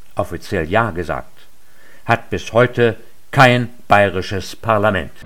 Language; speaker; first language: German; native; German